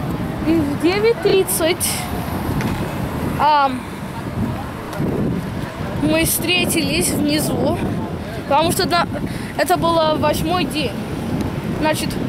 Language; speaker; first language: Russian; early bilingual, heritage; Russian